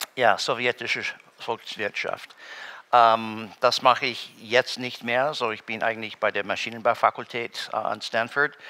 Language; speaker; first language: German; non-native, fluent; English